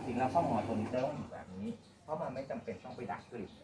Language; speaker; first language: Thai; native; Thai